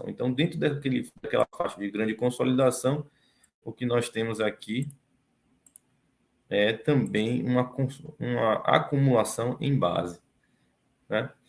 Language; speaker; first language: Portuguese; native; Portuguese